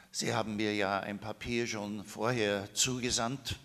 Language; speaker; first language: German; native; German